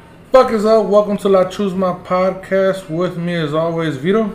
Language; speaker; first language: English; early bilingual, other home language; Spanish